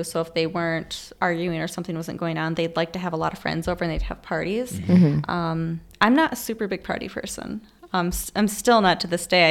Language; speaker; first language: English; native; English